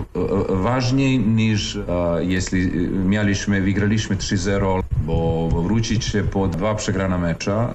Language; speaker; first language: Polish; non-native, fluent; Serbian